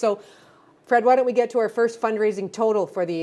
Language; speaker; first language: English; native; English